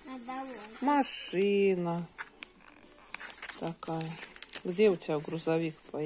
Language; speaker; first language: Russian; native; Russian